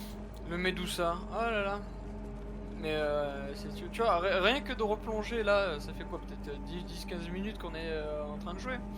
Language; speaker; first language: French; native; French